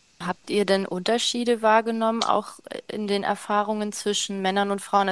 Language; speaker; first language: German; native; German